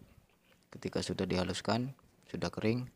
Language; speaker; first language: Indonesian; non-native, local second language; Madurese